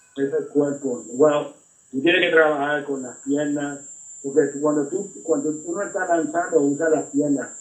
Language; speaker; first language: Spanish; early bilingual, heritage; Spanish